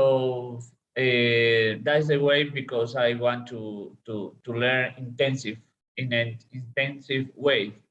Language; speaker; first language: English; non-native, learner; Spanish